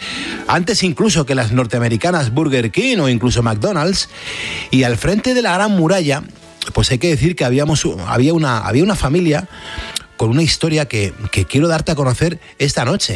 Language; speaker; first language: Spanish; native; Spanish